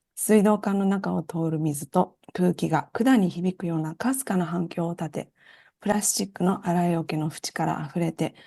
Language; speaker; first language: Japanese; early bilingual, heritage; Japanese